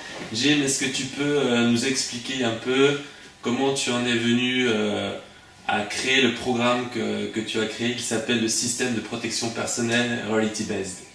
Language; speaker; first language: French; native; French